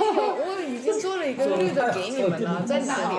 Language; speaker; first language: Chinese; non-native, learner; English